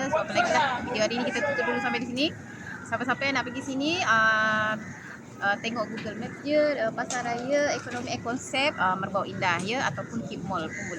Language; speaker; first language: Malay; native; Malay